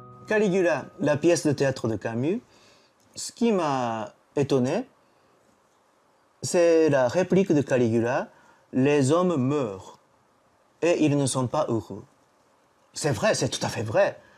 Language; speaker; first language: French; non-native, fluent; Japanese